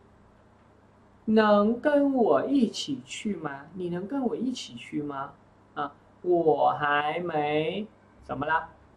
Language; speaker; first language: Chinese; non-native, fluent; Vietnamese